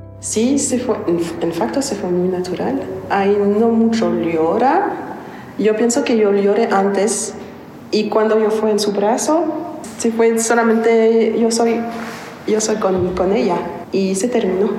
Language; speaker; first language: Spanish; non-native, learner; French